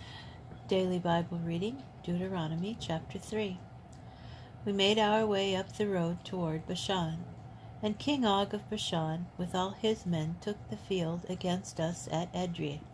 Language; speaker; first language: English; native; English